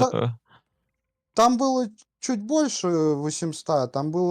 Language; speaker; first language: Russian; native; Russian